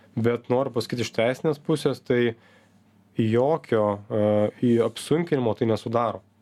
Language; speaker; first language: Lithuanian; native; Lithuanian